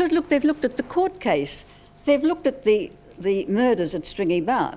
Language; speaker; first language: English; native; English